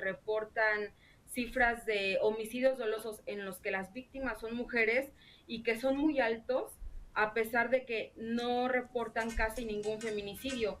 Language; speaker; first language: Spanish; native; Spanish